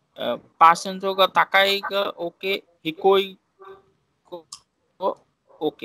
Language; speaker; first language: Japanese; non-native, learner; Bangla